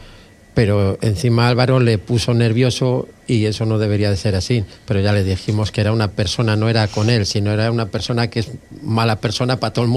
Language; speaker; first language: Spanish; native; Spanish